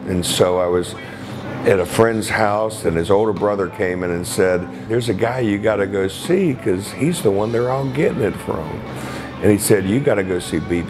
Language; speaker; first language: English; native; English